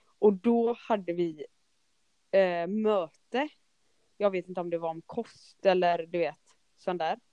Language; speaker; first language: Swedish; early bilingual, other home language; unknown